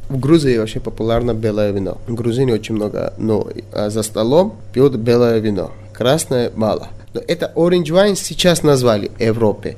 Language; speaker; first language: Russian; non-native, local second language; Georgian